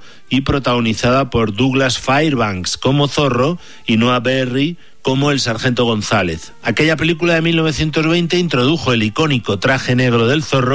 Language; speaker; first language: Spanish; native; Spanish